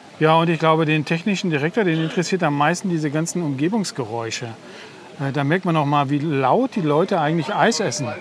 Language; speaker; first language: German; native; German